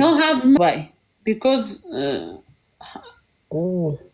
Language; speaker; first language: English; non-native, learner; Amharic